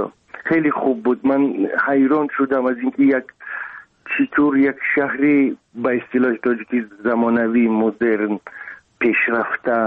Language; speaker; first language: Persian; non-native, local second language; Russian